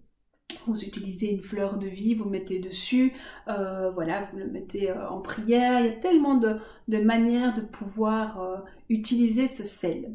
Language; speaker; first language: French; native; French